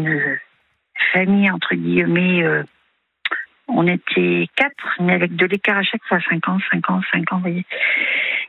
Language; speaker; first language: French; native; French